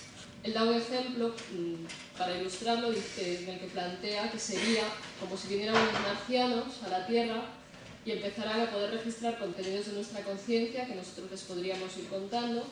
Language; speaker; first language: Spanish; native; Spanish